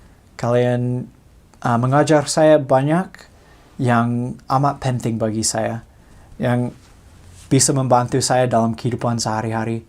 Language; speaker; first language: Indonesian; non-native, fluent; English